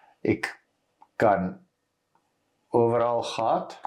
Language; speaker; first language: Dutch; non-native, learner; Afrikaans